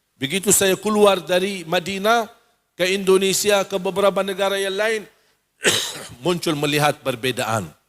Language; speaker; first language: Malay; non-native, fluent; Arabic